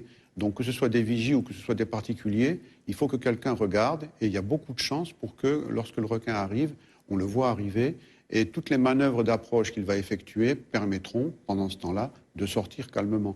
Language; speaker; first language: French; native; French